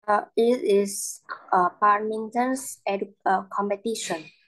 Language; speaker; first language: English; non-native, learner; Vietnamese